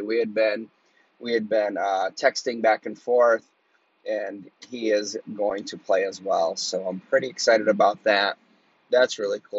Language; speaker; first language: English; native; English